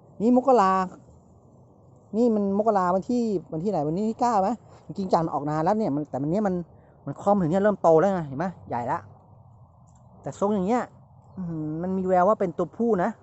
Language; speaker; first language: Thai; native; Thai